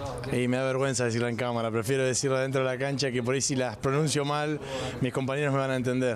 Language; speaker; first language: Spanish; native; Spanish